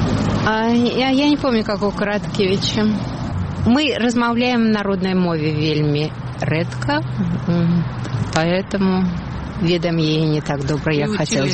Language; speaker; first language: Belarusian; non-native, local second language; Russian